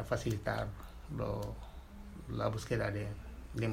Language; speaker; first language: Spanish; non-native, fluent; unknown